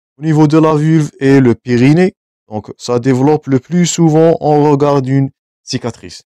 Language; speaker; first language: French; non-native, local second language; Arabic